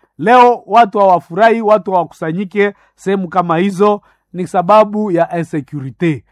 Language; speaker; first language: Swahili; non-native, local second language; Nande